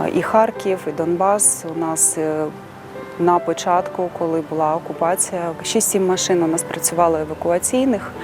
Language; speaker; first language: Ukrainian; native; Ukrainian